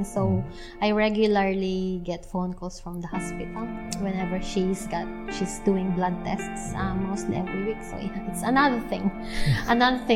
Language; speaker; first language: English; non-native, local second language; Filipino